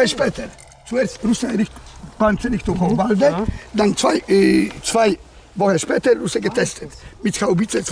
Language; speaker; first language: German; non-native, learner; Polish